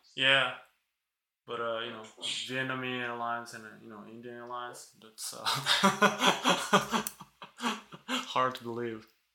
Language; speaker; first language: English; non-native, fluent; Japanese